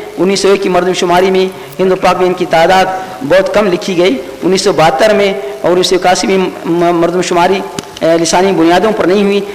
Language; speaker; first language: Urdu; non-native, local second language; Brahui